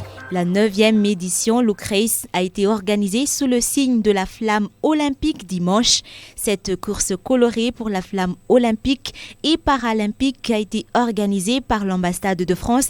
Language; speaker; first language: French; non-native, local second language; Malagasy